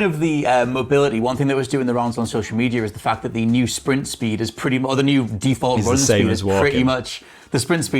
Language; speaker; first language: English; native; English